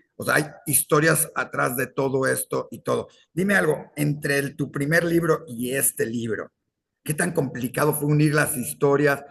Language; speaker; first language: Spanish; native; Spanish